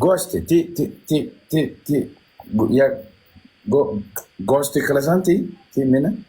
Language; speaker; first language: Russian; non-native, learner; Uzbek